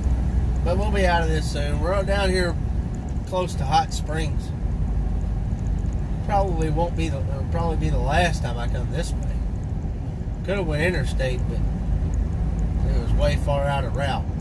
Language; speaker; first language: English; native; English